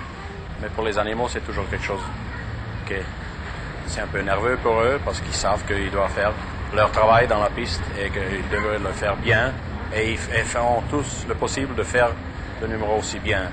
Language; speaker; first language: French; non-native, fluent; German